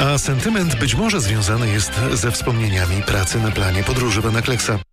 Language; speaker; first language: Polish; native; Polish